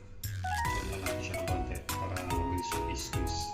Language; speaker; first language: Filipino; native; Filipino